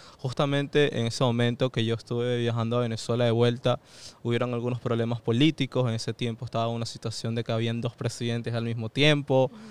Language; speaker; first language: Spanish; native; Spanish